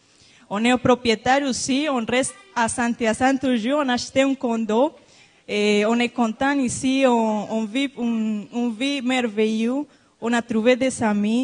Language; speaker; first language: French; non-native, fluent; Spanish